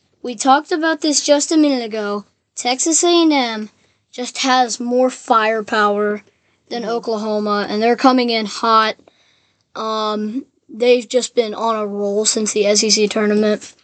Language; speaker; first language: English; native; English